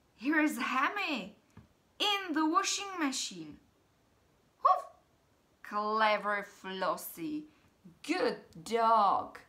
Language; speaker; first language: English; non-native, fluent; Czech